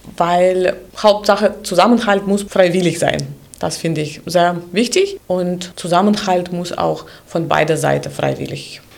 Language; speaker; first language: German; non-native, fluent; Russian